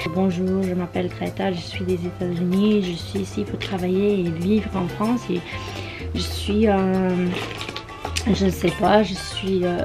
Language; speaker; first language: French; non-native, learner; English